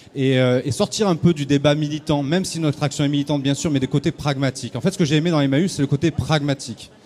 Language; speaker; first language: French; native; French